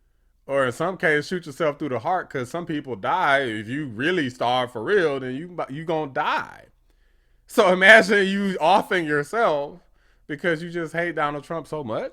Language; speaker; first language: English; native; English